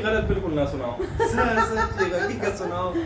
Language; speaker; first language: Hindi; non-native, local second language; Pashto